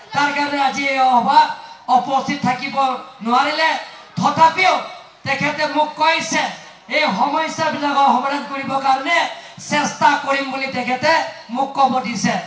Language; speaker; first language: Assamese; non-native, local second language; Karbi